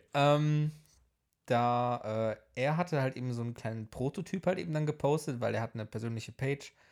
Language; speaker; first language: German; early bilingual, heritage; Polish